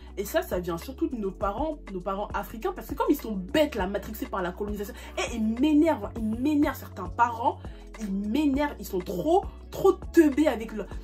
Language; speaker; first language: French; early bilingual, other home language; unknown